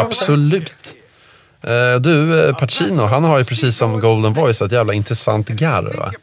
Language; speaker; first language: Swedish; native; Swedish